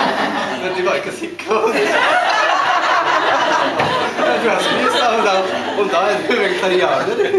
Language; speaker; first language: Norwegian; non-native, fluent; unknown